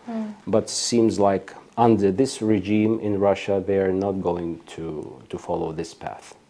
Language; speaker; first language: English; non-native, fluent; Ukrainian